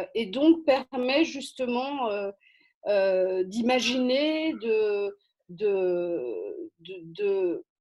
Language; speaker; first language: French; native; French